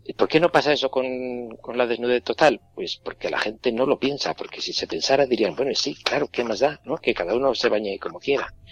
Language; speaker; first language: Spanish; native; Spanish